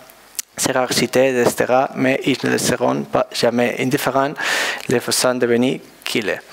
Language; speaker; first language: French; non-native, learner; Spanish